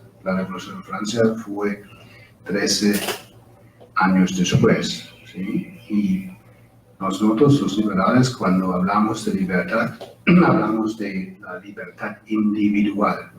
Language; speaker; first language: Spanish; non-native, fluent; German